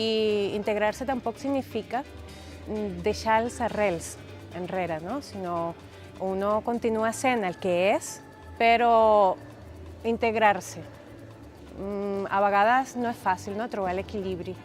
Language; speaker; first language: Catalan; non-native, fluent; Spanish